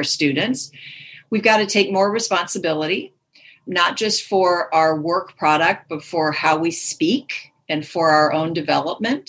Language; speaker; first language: English; native; English